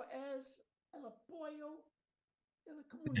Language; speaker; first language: Portuguese; non-native, learner; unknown